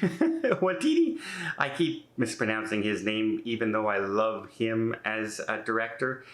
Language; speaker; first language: English; native; English